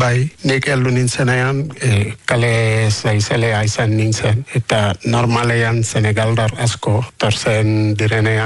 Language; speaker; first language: Basque; non-native, learner; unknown